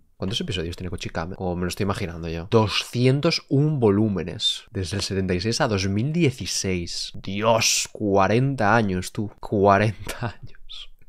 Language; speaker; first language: Spanish; native; Spanish